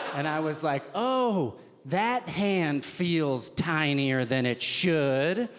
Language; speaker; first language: English; native; English